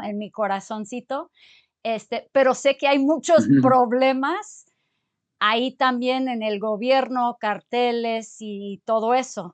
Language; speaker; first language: Spanish; early bilingual, other home language; English